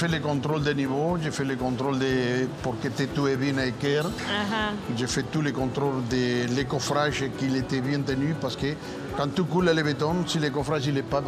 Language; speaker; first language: French; non-native, fluent; Spanish